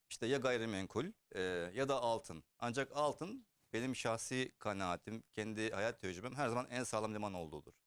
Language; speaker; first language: Turkish; early bilingual, heritage; Turkish